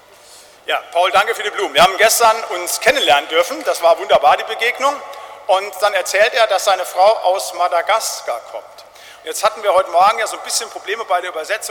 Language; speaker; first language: German; native; German